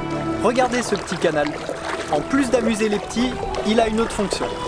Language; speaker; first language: French; native; French